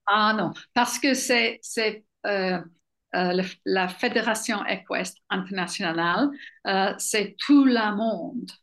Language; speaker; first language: French; non-native, learner; English